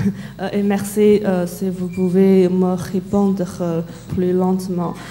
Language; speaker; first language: French; non-native, learner; Chinese